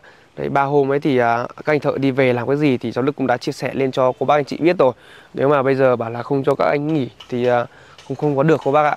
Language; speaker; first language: Vietnamese; native; Vietnamese